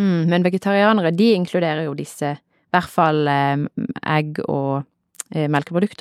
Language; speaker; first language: Norwegian; native; Norwegian